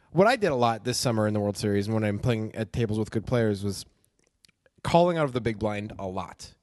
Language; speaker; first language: English; native; English